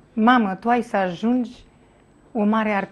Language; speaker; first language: Romanian; native; Romanian